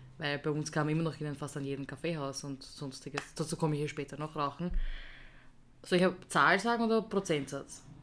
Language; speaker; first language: German; early bilingual, other home language; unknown